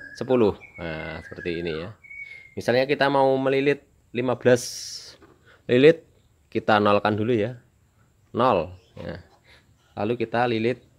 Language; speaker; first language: Indonesian; native; Indonesian